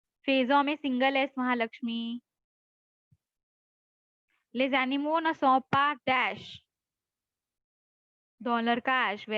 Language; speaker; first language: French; non-native, fluent; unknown